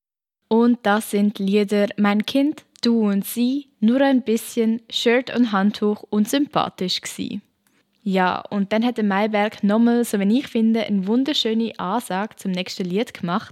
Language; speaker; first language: German; native; German